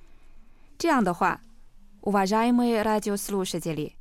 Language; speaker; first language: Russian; non-native, fluent; Chinese